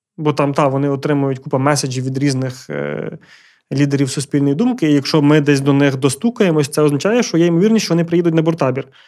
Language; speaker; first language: Ukrainian; early bilingual, heritage; Ukrainian